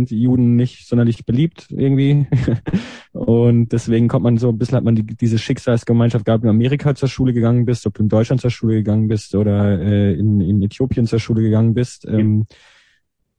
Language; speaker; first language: German; native; German